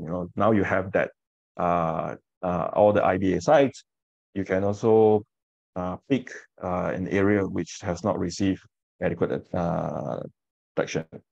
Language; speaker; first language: English; non-native, local second language; Min Nan Chinese